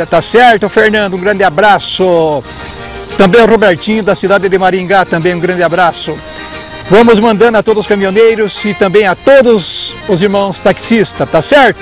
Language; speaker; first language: Portuguese; native; Portuguese